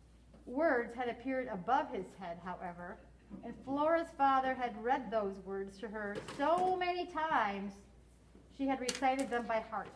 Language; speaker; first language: English; native; English